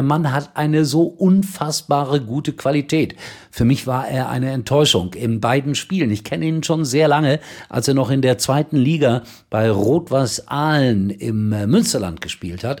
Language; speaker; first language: German; native; German